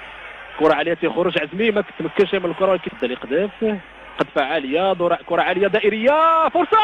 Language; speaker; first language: Arabic; native; Arabic